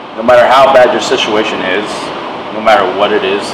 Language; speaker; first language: English; native; English